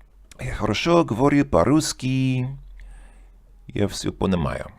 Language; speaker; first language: Russian; non-native, learner; English